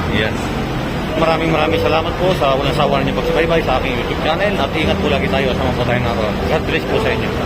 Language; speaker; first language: Filipino; native; Filipino